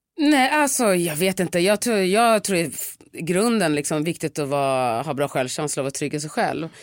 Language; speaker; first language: Swedish; early bilingual, other home language; Tigrinya